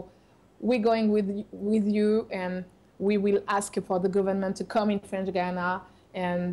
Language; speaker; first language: English; non-native, fluent; French